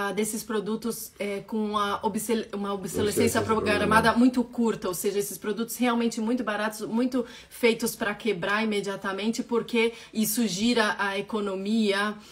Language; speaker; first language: Portuguese; native; Portuguese